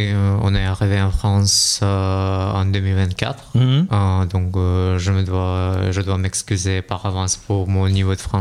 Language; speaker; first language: French; non-native, learner; Russian